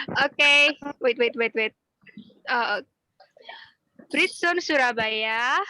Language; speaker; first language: English; non-native, learner; Indonesian